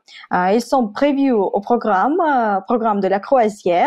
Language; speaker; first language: French; non-native, fluent; Russian